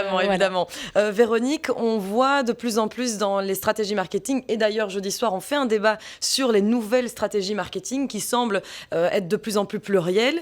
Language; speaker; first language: French; native; French